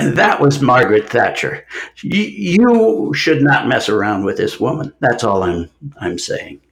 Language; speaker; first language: English; native; English